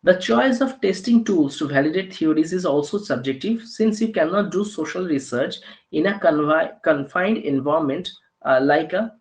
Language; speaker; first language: English; non-native, local second language; Bangla